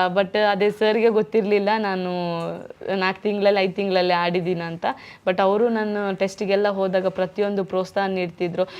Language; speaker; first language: Kannada; non-native, local second language; Tulu